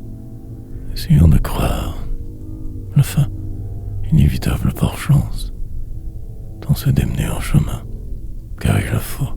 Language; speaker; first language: French; native; French